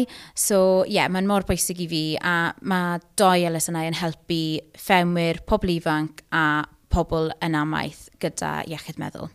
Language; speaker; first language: Welsh; non-native, local second language; English